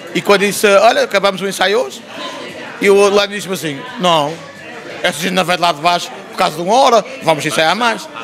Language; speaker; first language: Portuguese; native; Portuguese